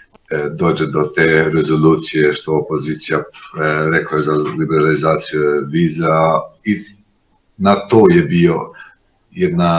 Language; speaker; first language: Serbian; non-native, local second language; Albanian